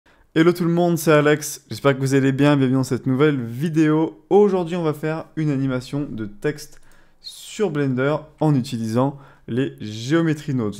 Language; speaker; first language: French; native; French